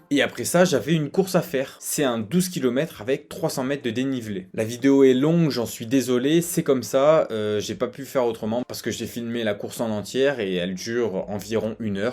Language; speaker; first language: French; native; French